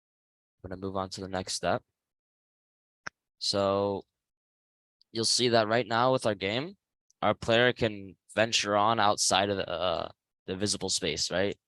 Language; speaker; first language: English; native; English